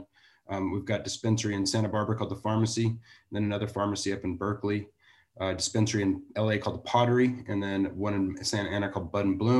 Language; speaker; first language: English; native; English